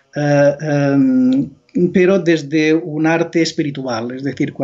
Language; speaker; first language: Spanish; non-native, local second language; Catalan